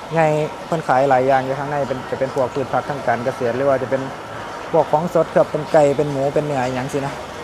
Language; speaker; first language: Thai; native; Thai